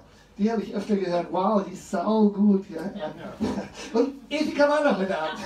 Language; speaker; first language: German; native; German